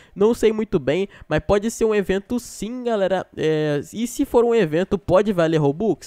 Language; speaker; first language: Portuguese; native; Portuguese